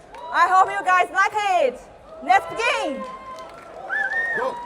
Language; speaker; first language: English; non-native, learner; Chinese